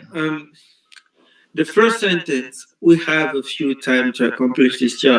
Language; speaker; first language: English; non-native, learner; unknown